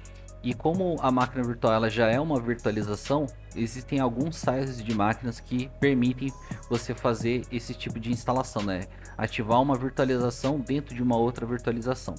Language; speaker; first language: Portuguese; native; Portuguese